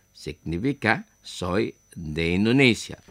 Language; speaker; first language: Spanish; non-native, fluent; Indonesian